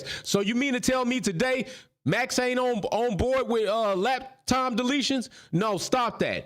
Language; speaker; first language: English; native; English